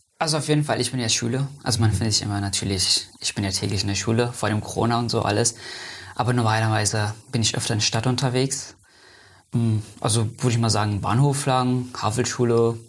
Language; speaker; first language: German; non-native, fluent; Persian